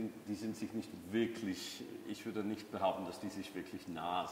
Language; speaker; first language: German; non-native, fluent; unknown